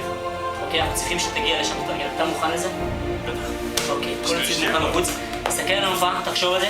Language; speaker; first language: Hebrew; native; Hebrew